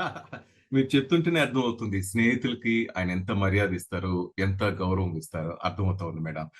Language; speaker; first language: Telugu; native; Telugu